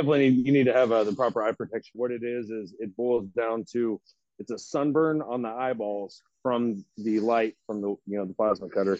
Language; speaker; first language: English; native; English